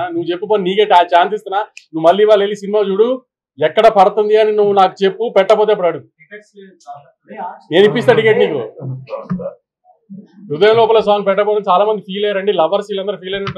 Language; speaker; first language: Telugu; native; Telugu